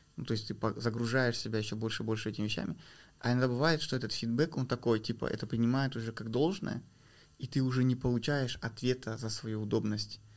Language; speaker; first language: Russian; native; Russian